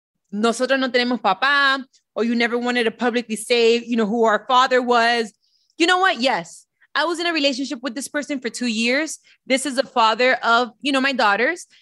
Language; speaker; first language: English; early bilingual, other home language; Spanish